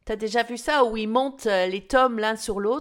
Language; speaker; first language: French; non-native, fluent; English